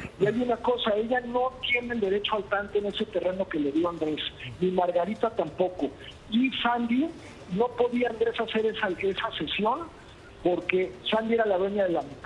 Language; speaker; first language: Spanish; native; Spanish